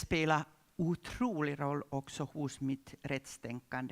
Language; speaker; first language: Swedish; non-native, local second language; Finnish